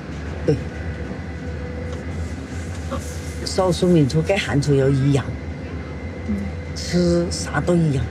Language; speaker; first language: Chinese; native; Chinese